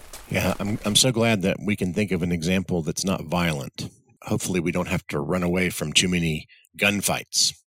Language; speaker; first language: English; native; English